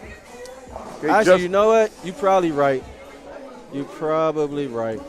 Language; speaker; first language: English; native; English